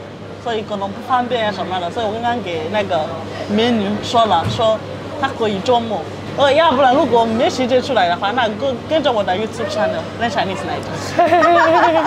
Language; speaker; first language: Chinese; non-native, fluent; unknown